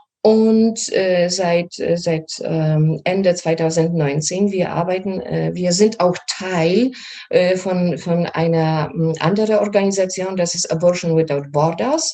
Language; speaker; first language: German; non-native, fluent; Polish